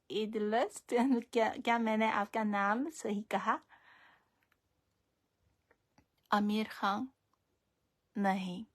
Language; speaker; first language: Hindi; non-native, fluent; Chinese